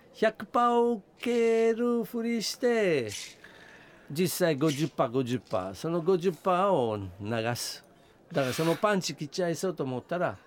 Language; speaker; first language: Japanese; non-native, fluent; Italian